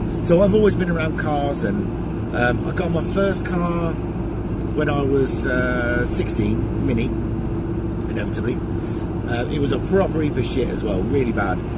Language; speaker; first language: English; native; English